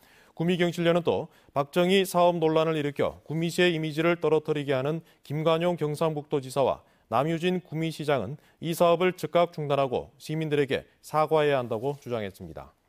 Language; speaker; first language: Korean; native; Korean